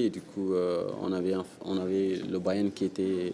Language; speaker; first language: French; non-native, local second language; Wolof